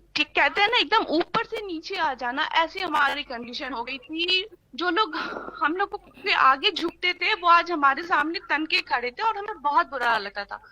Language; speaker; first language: Hindi; native; Hindi